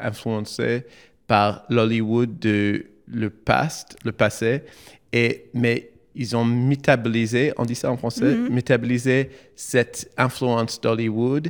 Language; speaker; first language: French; non-native, learner; English